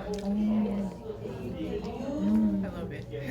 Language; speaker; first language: English; non-native, learner; Korean